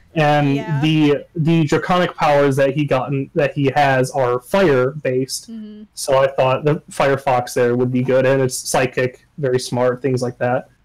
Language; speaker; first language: English; native; English